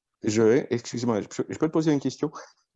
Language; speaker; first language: French; non-native, fluent; Romanian